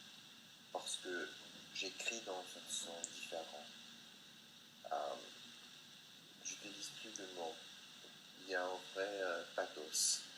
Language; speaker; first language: French; non-native, learner; English